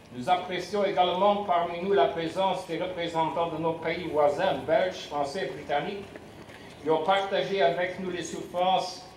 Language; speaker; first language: French; non-native, local second language; Luxembourgish